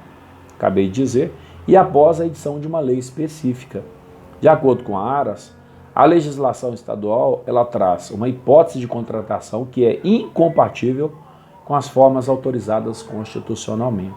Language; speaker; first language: Portuguese; native; Portuguese